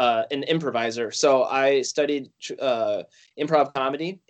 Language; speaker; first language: English; native; English